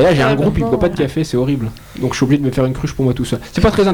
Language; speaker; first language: French; native; French